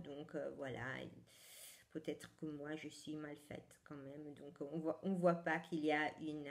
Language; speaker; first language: French; non-native, fluent; Italian